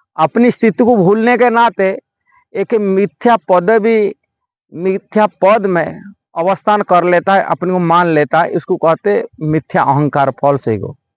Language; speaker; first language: Hindi; non-native, local second language; Odia